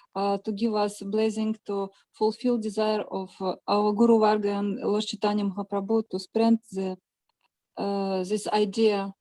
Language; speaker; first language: English; non-native, learner; Russian